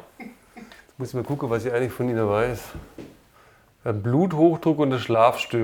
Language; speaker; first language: German; native; German